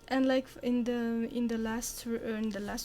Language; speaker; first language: English; non-native, learner; Arabic